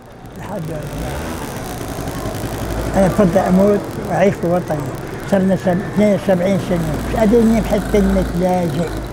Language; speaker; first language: Arabic; native; Arabic